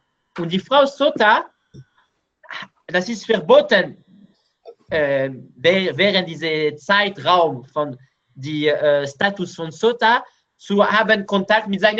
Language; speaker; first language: German; non-native, learner; Hebrew